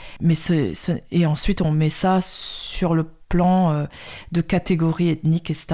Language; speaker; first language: French; early bilingual, other home language; Khmer